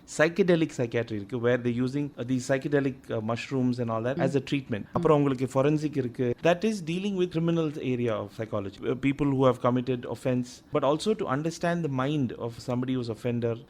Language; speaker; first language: English; non-native, local second language; Tamil